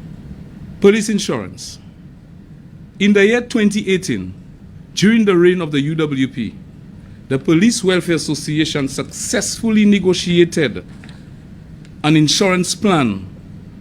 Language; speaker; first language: English; non-native, local second language; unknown